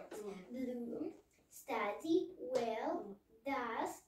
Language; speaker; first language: English; non-native, learner; Russian